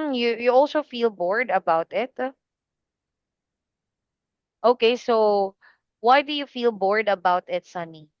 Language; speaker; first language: English; non-native, fluent; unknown